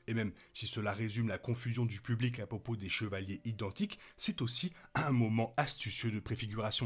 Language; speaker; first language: French; native; French